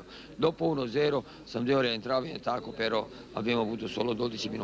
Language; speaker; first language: Italian; non-native, fluent; Serbian